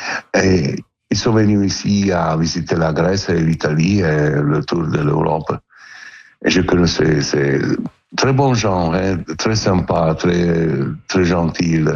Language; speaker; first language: French; non-native, learner; Italian